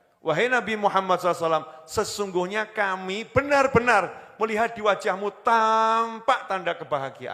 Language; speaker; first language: Indonesian; native; Indonesian